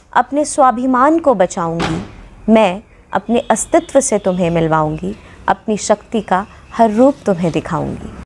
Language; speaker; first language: Hindi; non-native, local second language; Dogri